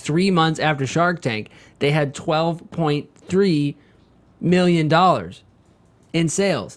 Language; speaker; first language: English; native; English